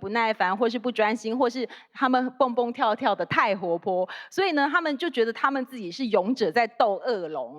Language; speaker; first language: Chinese; native; Chinese